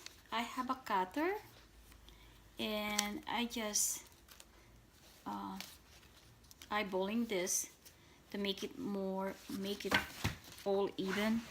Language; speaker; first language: English; non-native, fluent; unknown